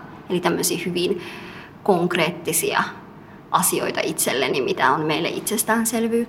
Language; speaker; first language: Finnish; early bilingual, other home language; Somali